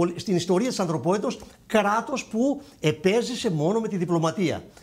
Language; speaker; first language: Greek; native; Greek